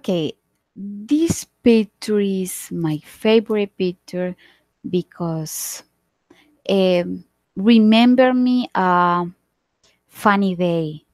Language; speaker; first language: English; non-native, learner; Spanish